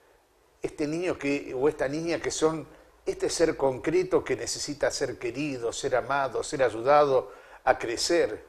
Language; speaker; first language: Spanish; native; Spanish